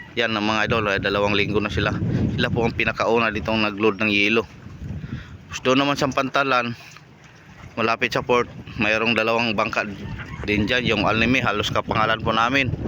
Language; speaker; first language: Filipino; non-native, local second language; Cebuano